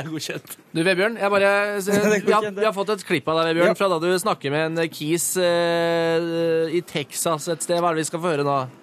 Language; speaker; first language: Norwegian; native; Norwegian